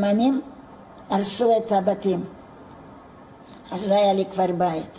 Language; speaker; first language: Hebrew; non-native, fluent; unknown